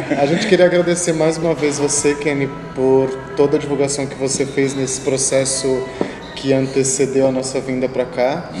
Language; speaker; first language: Portuguese; native; Portuguese